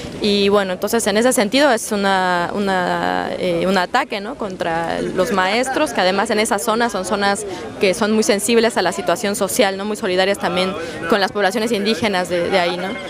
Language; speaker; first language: Spanish; native; Spanish